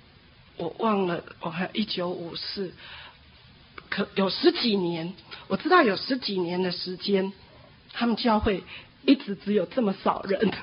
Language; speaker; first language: Chinese; native; Chinese